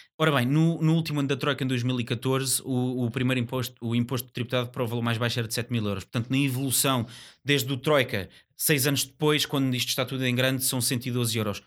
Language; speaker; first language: Portuguese; native; Portuguese